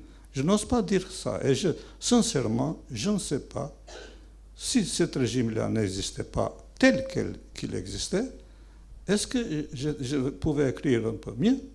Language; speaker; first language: French; non-native, fluent; Albanian